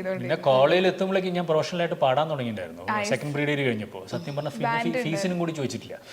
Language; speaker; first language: Malayalam; non-native, local second language; Tulu